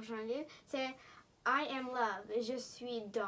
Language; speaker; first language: French; non-native, local second language; English